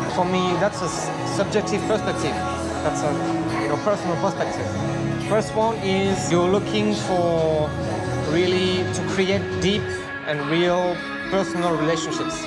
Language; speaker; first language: English; non-native, fluent; French